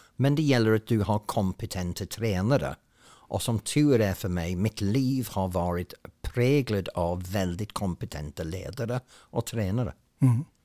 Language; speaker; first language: Swedish; non-native, fluent; English